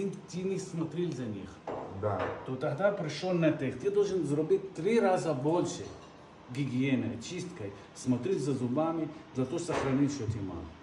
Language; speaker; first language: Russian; non-native, local second language; Ukrainian